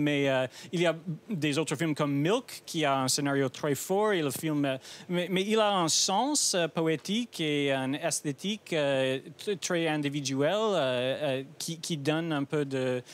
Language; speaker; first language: French; non-native, fluent; English